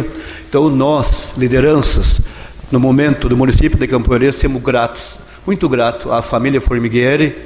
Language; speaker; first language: Portuguese; native; Portuguese